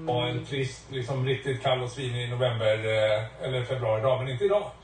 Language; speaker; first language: Swedish; native; Swedish